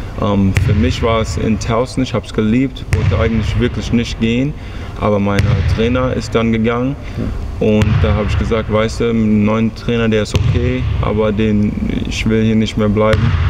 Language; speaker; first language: German; early bilingual, heritage; English